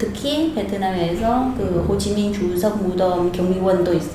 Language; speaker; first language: Korean; non-native, learner; Vietnamese